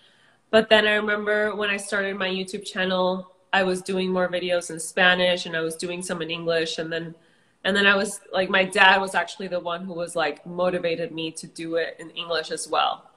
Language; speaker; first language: English; early bilingual, other home language; Spanish